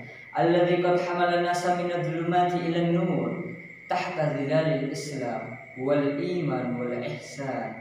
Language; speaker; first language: Arabic; non-native, learner; Indonesian